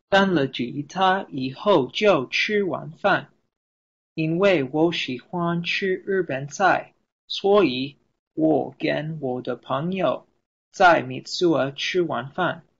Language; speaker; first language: Chinese; non-native, learner; English